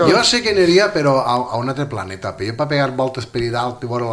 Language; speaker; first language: Catalan; native; Catalan